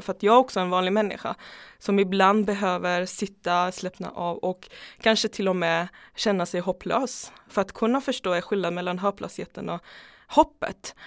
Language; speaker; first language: Swedish; non-native, fluent; Persian